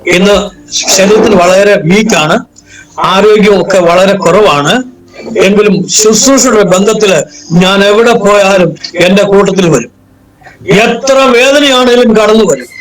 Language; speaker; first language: Malayalam; native; Malayalam